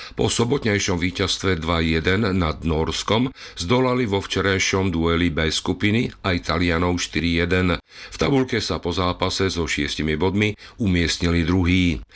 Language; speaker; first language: Slovak; native; Slovak